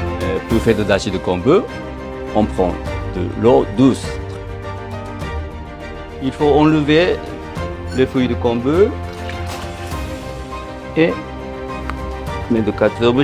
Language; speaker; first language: French; non-native, learner; Japanese